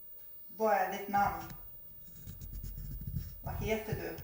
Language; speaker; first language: Swedish; native; Swedish